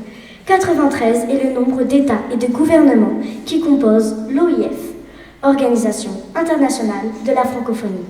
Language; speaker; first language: French; native; French